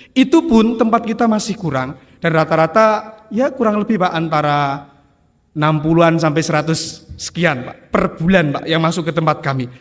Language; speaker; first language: Indonesian; non-native, local second language; Javanese